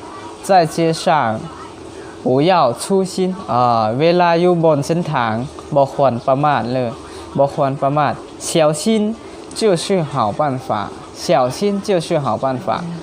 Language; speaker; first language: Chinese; non-native, learner; Hmong